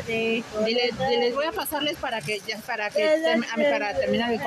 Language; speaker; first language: Spanish; native; Spanish